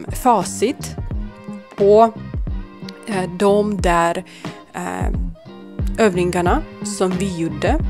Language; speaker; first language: Swedish; non-native, learner; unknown